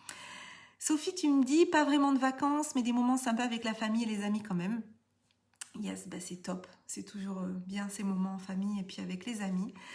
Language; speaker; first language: French; native; French